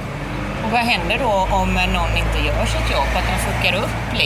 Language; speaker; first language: Swedish; native; Swedish